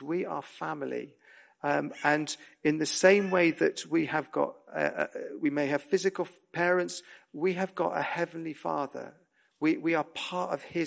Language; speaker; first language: English; native; English